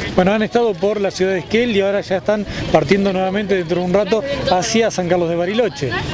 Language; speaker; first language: Spanish; native; Spanish